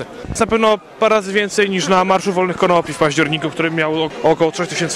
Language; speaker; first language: Polish; native; Polish